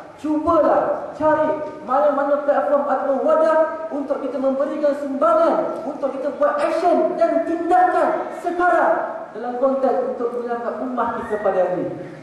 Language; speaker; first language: Malay; native; Malay